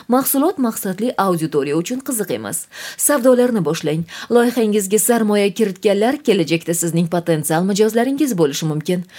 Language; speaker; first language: Uzbek; native; Uzbek